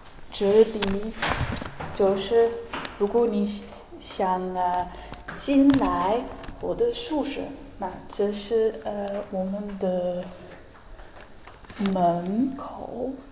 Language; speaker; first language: Chinese; non-native, fluent; Dutch